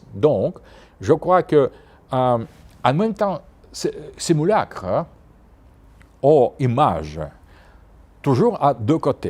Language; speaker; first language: French; non-native, fluent; Russian